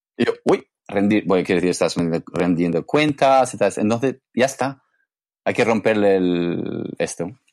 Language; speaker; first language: Spanish; non-native, fluent; English